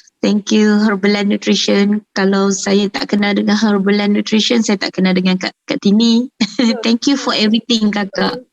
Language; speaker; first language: Malay; native; Malay